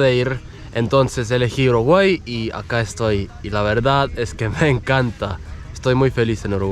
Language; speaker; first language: Spanish; non-native, fluent; Estonian